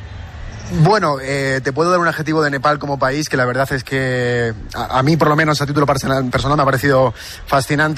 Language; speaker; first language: Spanish; native; Spanish